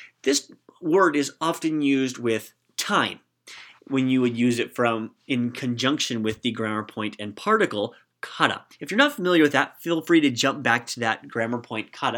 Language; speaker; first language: English; native; English